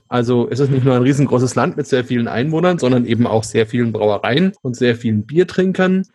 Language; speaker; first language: German; native; German